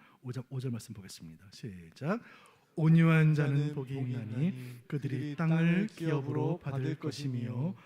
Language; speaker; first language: Korean; native; Korean